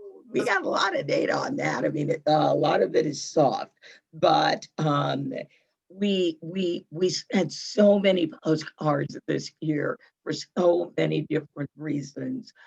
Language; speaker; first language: English; native; English